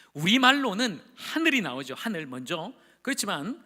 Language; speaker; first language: Korean; native; Korean